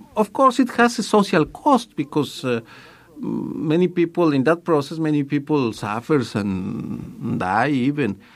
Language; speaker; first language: English; non-native, fluent; Spanish